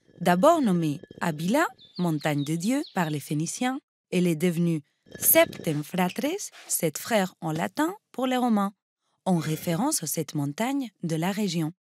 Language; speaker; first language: French; non-native, fluent; Spanish